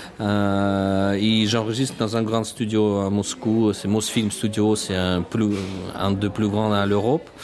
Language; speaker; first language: French; non-native, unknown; Russian